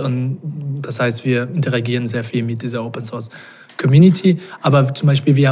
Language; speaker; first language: German; non-native, fluent; Portuguese